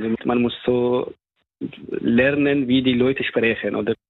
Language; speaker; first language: German; non-native, fluent; Persian